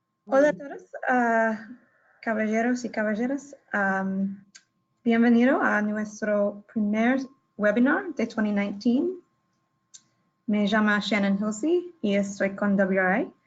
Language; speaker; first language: Spanish; non-native, learner; English